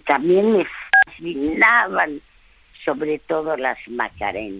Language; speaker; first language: Spanish; early bilingual, other home language; French